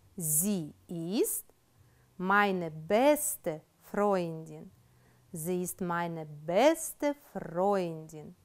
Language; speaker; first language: German; non-native, fluent; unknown